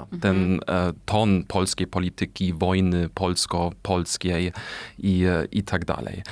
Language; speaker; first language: Polish; non-native, fluent; German